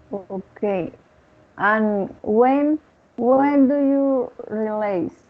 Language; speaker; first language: English; non-native, learner; Spanish